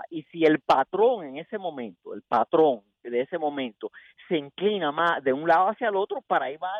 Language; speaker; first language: Spanish; early bilingual, heritage; Spanish